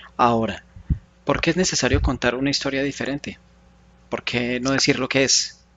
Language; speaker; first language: Spanish; native; Spanish